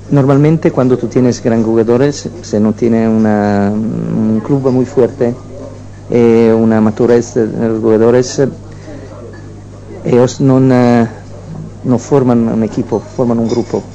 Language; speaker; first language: Spanish; non-native, fluent; Italian